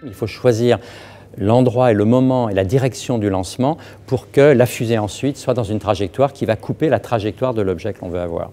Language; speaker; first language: French; native; French